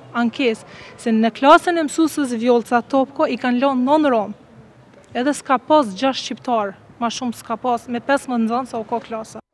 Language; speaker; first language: Albanian; non-native, local second language; Turkish